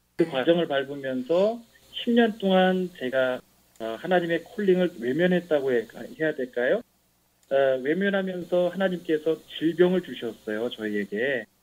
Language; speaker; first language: Korean; native; Korean